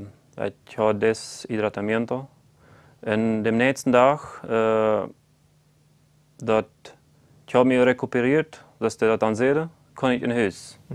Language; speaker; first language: German; non-native, local second language; Plautdietsch